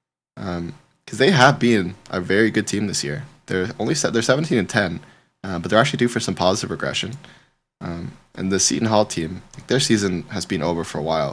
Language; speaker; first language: English; native; English